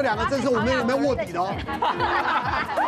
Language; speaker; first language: Chinese; native; Chinese